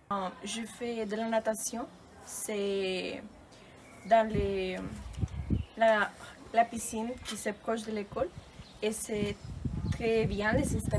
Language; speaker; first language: French; non-native, fluent; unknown